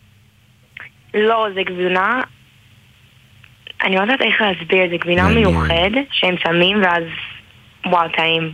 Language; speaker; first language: Hebrew; non-native, learner; English